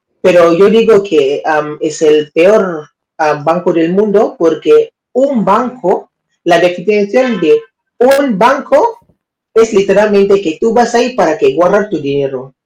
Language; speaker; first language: Spanish; non-native, learner; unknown